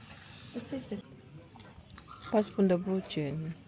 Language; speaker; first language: German; non-native, learner; Filipino